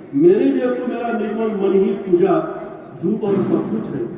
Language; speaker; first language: Hindi; non-native, local second language; Marathi